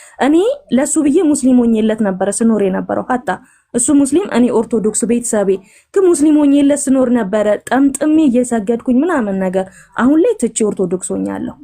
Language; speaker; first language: Amharic; native; Amharic